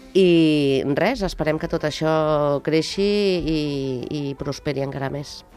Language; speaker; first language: Catalan; native; Catalan